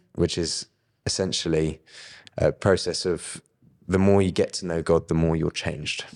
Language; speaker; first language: English; native; English